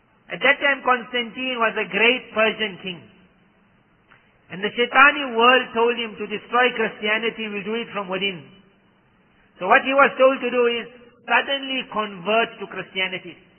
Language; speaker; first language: English; native; English